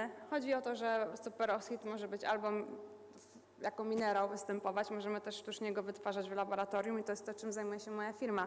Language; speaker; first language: Polish; native; Polish